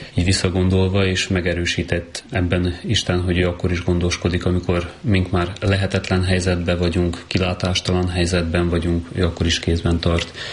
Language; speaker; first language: Hungarian; native; Hungarian